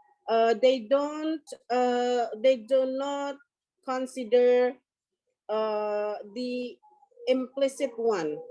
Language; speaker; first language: English; non-native, local second language; Indonesian